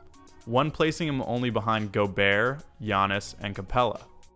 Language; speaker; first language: English; native; English